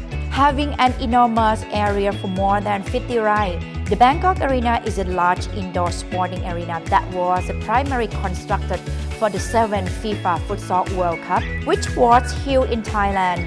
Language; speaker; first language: English; non-native, fluent; Thai